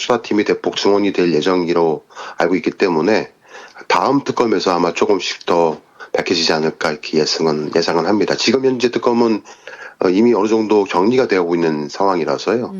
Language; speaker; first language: Korean; native; Korean